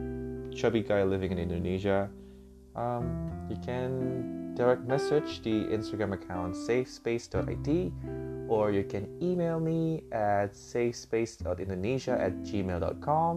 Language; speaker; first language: English; non-native, fluent; Indonesian